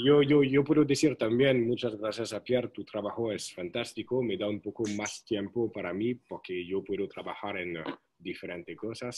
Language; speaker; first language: Spanish; non-native, fluent; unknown